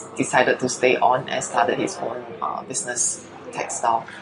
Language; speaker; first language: English; early bilingual, other home language; Chinese